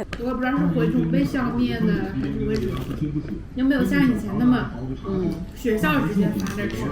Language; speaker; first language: Chinese; native; Chinese